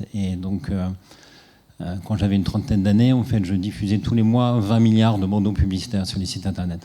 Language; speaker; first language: French; native; French